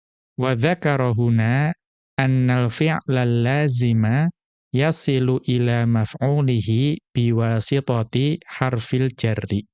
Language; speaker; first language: Arabic; non-native, fluent; Indonesian